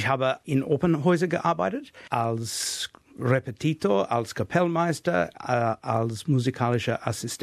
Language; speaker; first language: German; non-native, fluent; English